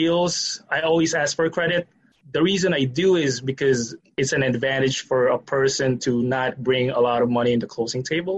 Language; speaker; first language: English; non-native, local second language; Filipino